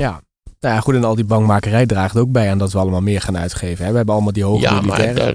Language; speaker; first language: Dutch; native; Dutch